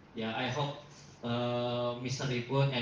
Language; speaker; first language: English; non-native, learner; Indonesian